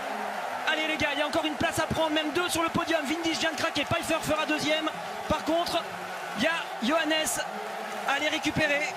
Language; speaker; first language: French; native; French